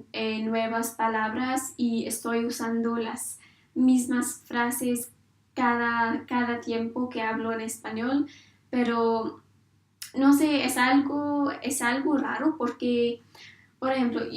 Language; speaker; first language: Spanish; non-native, learner; English